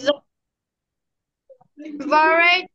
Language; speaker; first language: English; non-native, learner; Bangla